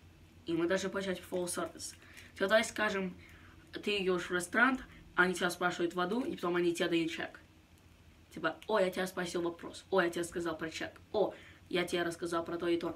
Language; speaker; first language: Russian; early bilingual, heritage; Russian